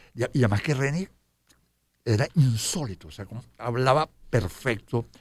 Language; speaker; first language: Spanish; native; Spanish